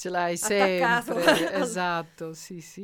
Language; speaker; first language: Italian; non-native, fluent; Dutch